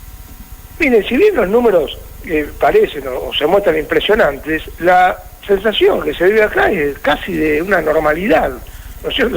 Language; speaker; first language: Spanish; native; Spanish